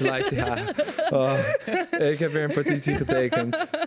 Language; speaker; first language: Dutch; native; Dutch